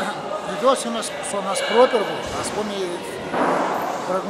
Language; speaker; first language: Greek; non-native, learner; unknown